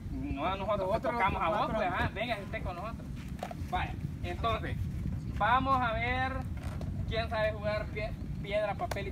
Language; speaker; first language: Spanish; native; Spanish